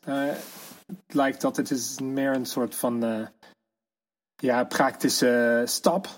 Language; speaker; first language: Dutch; non-native, fluent; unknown